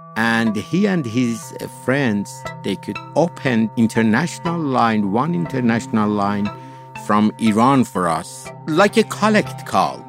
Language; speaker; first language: English; non-native, fluent; Persian